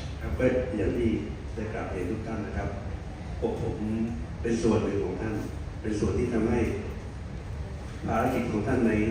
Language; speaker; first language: Thai; native; Thai